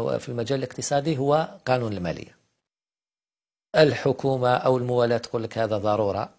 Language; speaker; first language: Arabic; native; Arabic